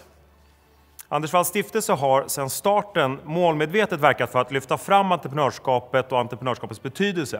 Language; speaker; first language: Swedish; native; Swedish